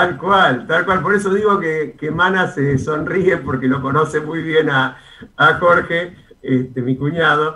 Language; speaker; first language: Spanish; native; Spanish